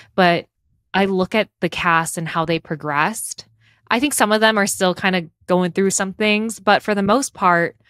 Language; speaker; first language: English; native; English